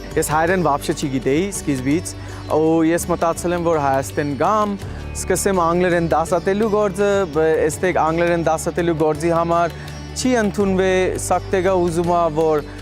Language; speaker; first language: Armenian; non-native, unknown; Bangla